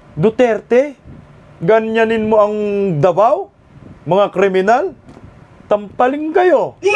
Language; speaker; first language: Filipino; non-native, local second language; Cebuano